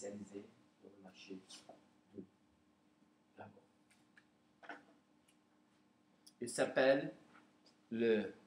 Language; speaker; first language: French; non-native, learner; Portuguese